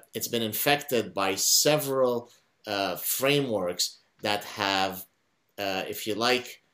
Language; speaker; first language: English; non-native, fluent; Arabic